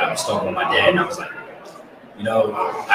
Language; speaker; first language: English; native; English